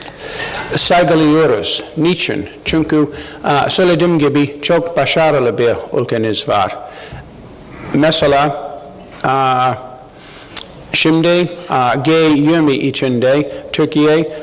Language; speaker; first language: Turkish; non-native, learner; English